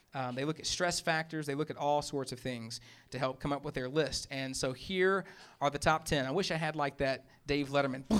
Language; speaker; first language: English; native; English